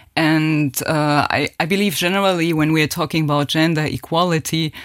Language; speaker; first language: English; non-native, fluent; German